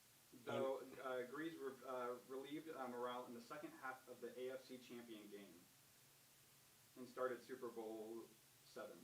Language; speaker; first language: English; native; English